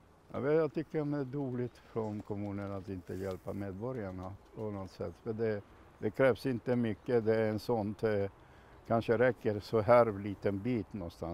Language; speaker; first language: Swedish; non-native, fluent; Macedonian